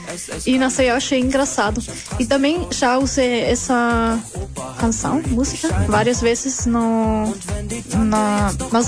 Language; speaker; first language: Portuguese; non-native, learner; German